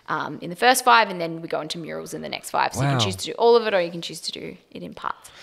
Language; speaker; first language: English; native; English